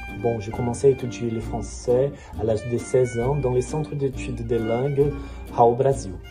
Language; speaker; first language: French; non-native, fluent; Portuguese